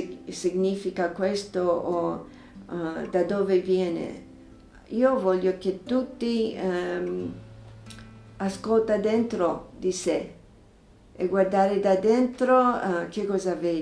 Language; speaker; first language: Italian; non-native, fluent; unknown